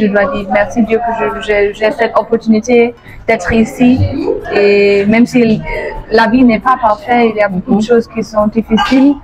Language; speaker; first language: French; non-native, fluent; German